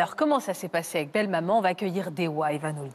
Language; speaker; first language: French; native; French